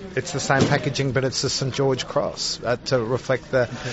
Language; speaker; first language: English; native; English